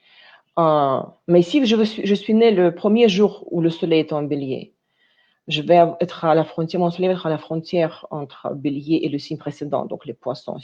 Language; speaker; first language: French; non-native, fluent; Russian